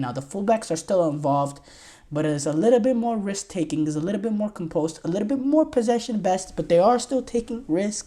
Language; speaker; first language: English; native; English